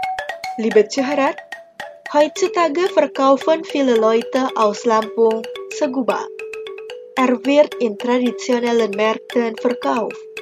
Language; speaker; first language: German; non-native, fluent; Indonesian